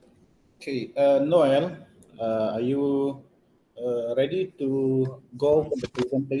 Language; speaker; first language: English; non-native, local second language; Malay